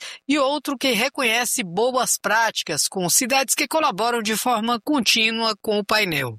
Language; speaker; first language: Portuguese; native; Portuguese